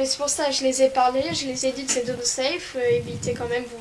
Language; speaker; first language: French; native; French